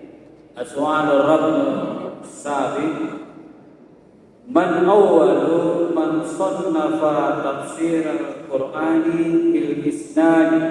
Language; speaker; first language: Arabic; non-native, fluent; Indonesian